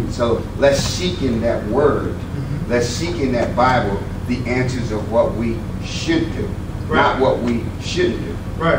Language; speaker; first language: English; native; English